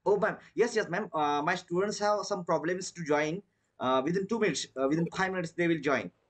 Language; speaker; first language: English; non-native, learner; Marathi